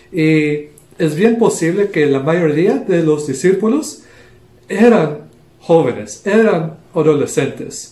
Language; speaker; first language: Spanish; non-native, local second language; English